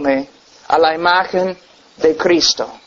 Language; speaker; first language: Spanish; non-native, fluent; English